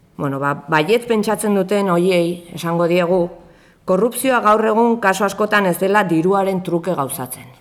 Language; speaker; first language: Basque; native; Basque